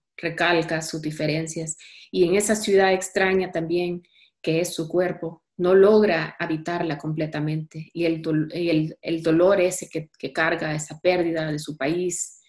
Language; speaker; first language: Spanish; early bilingual, heritage; Spanish